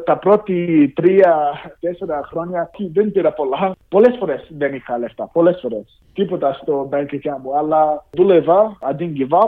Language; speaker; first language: Greek; early bilingual, heritage; English